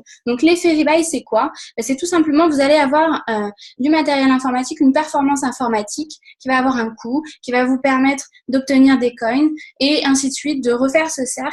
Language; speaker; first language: French; native; French